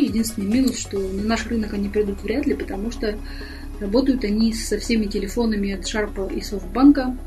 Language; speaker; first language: Russian; native; Russian